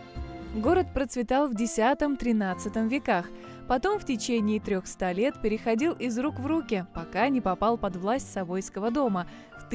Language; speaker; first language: Russian; native; Russian